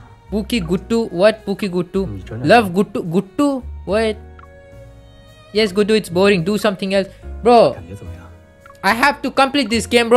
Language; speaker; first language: English; non-native, local second language; Odia